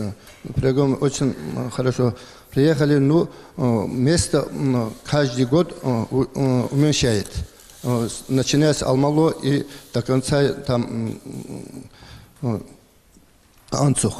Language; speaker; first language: Russian; non-native, local second language; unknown